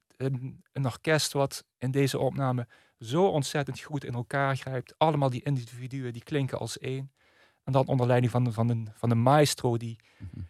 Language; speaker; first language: Dutch; native; Dutch